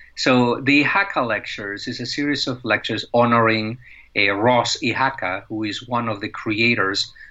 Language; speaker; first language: English; non-native, fluent; Spanish